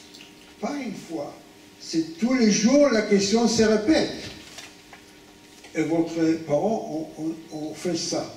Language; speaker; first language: French; non-native, fluent; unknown